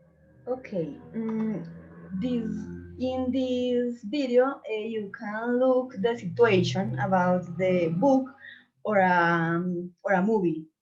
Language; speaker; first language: English; non-native, learner; Spanish